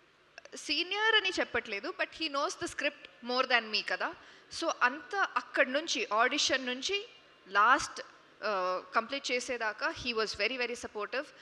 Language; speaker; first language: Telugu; non-native, local second language; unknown